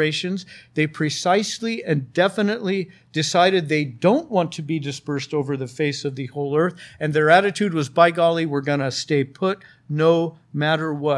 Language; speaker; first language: English; native; English